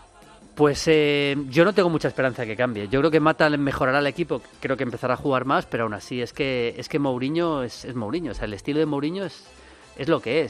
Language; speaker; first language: Spanish; native; Spanish